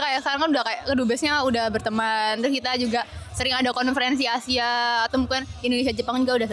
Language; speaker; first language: Indonesian; native; Indonesian